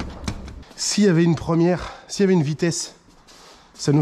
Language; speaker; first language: French; native; French